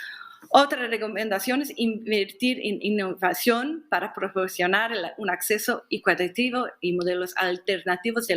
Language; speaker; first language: Spanish; non-native, fluent; English